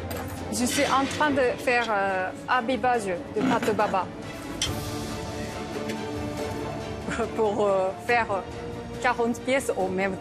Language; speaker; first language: French; non-native, learner; Japanese